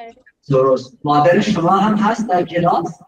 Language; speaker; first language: Persian; non-native, fluent; Urdu